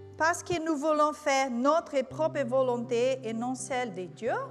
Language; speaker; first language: French; non-native, learner; Portuguese